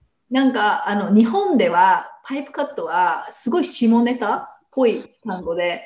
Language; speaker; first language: Japanese; non-native, fluent; English